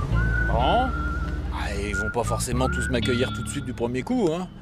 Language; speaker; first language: French; native; French